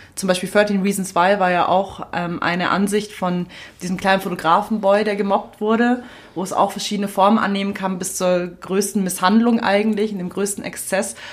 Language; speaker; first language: German; native; German